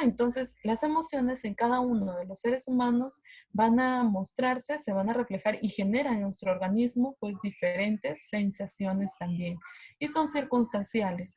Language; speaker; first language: Spanish; native; Spanish